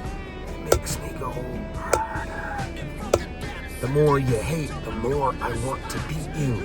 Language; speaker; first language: English; native; English